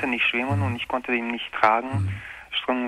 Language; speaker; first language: German; non-native, learner; Croatian